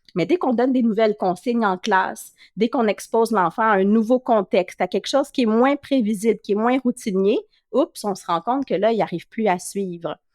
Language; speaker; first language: French; native; French